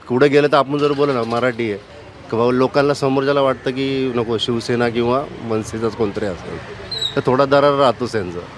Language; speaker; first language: Marathi; native; Marathi